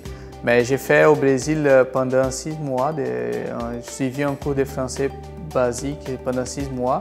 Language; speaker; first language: French; non-native, fluent; Portuguese